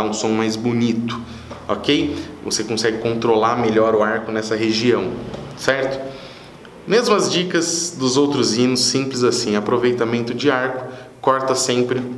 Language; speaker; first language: Portuguese; native; Portuguese